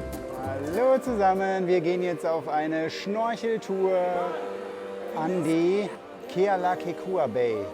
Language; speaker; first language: German; native; German